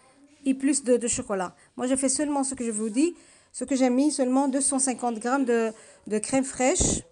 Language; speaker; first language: French; non-native, learner; Arabic